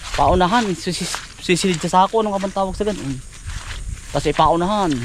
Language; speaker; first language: Filipino; native; Filipino